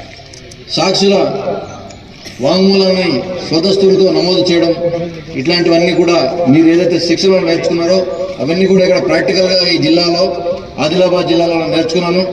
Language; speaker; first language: Telugu; native; Telugu